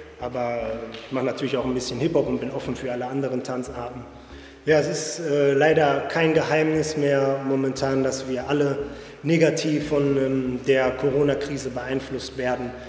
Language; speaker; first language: German; native; German